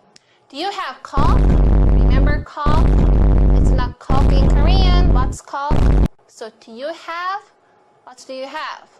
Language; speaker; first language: English; non-native, fluent; Korean